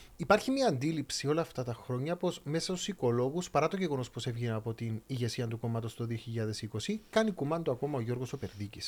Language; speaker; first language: Greek; native; Greek